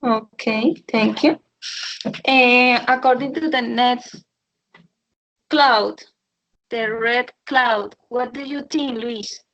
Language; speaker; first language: English; non-native, learner; Spanish